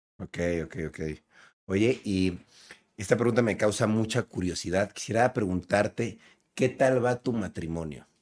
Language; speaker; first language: Spanish; native; Spanish